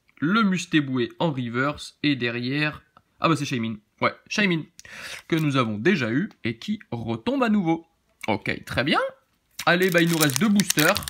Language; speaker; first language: French; native; French